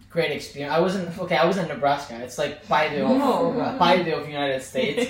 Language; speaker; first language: English; non-native, fluent; Azerbaijani